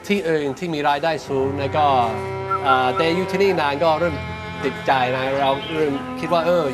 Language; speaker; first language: Thai; non-native, fluent; English